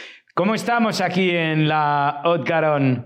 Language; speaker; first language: Spanish; native; Spanish